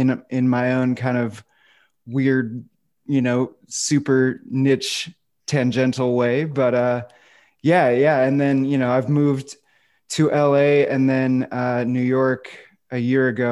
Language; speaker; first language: English; native; English